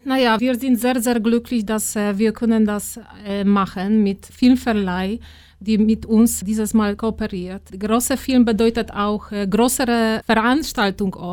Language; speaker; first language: German; non-native, fluent; Polish